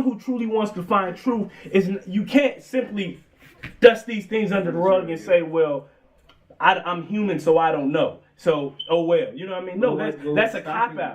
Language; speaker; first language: English; native; English